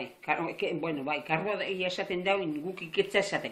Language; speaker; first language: Basque; native; Basque